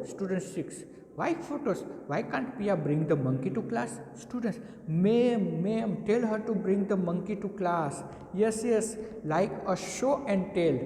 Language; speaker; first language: English; non-native, local second language; Gujarati